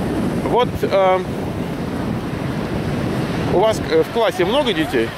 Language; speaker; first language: Russian; native; Russian